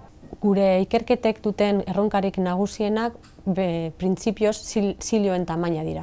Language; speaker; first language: Basque; non-native, local second language; Spanish